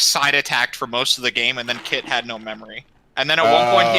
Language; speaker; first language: English; native; English